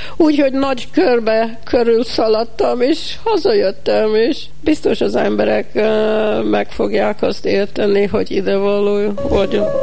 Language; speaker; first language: Hungarian; early bilingual, heritage; Hungarian